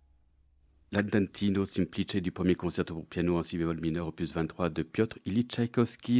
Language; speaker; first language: French; native; French